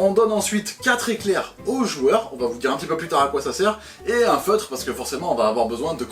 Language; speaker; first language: French; native; French